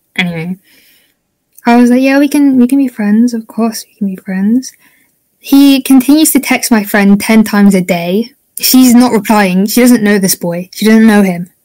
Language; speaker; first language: English; native; English